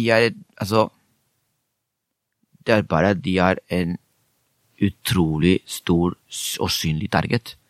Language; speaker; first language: Norwegian; non-native, fluent; Spanish